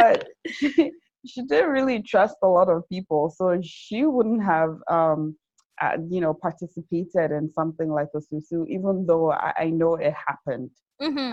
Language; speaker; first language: English; non-native, local second language; Yoruba